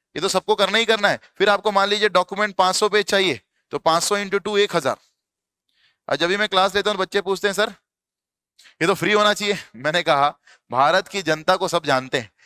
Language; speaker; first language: Hindi; native; Hindi